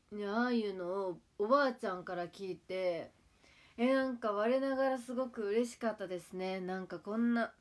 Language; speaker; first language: Japanese; native; Japanese